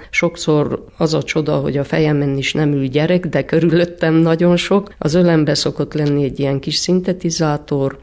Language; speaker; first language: Hungarian; native; Hungarian